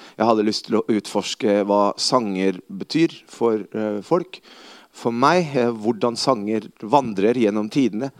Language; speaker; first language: Norwegian; early bilingual, other home language; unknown